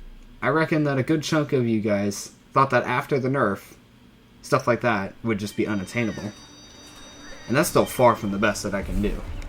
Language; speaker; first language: English; native; English